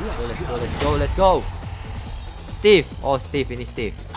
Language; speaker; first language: English; non-native, fluent; Indonesian